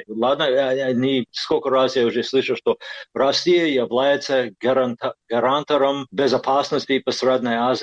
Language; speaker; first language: Russian; non-native, fluent; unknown